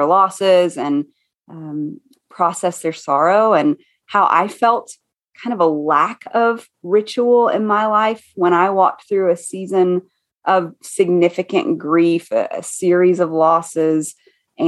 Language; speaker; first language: English; native; English